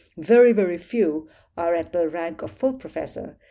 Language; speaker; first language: English; non-native, local second language; Hindi